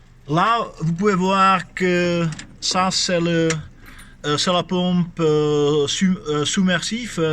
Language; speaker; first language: French; non-native, fluent; Czech